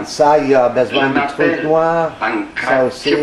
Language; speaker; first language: French; non-native, fluent; English